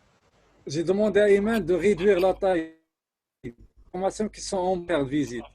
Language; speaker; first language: French; non-native, local second language; Arabic